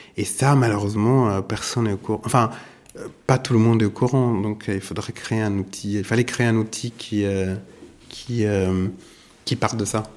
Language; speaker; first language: French; non-native, fluent; Italian